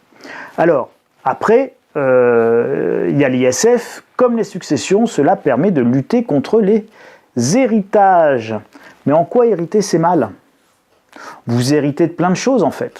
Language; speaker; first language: French; native; French